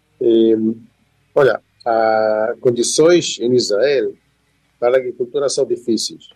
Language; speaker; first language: Portuguese; non-native, fluent; Hebrew